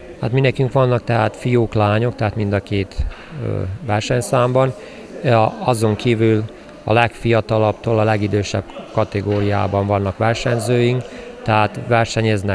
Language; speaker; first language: Hungarian; native; Hungarian